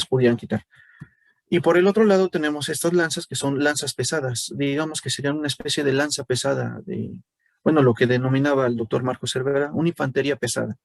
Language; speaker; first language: Spanish; native; Spanish